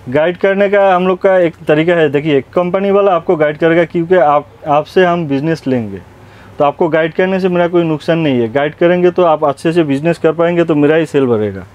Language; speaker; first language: Hindi; non-native, local second language; Bangla